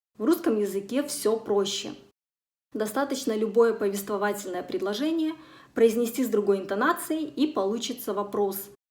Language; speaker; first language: Russian; native; Russian